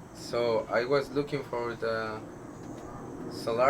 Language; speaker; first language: English; non-native, learner; Spanish